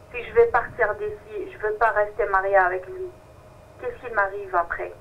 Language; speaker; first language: French; non-native, fluent; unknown